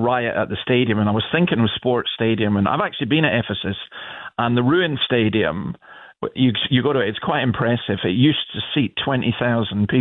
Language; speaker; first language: English; native; English